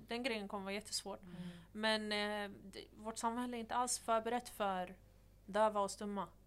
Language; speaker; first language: Swedish; early bilingual, other home language; Persian